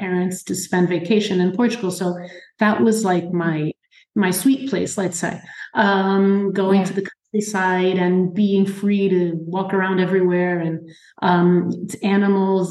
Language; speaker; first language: English; native; English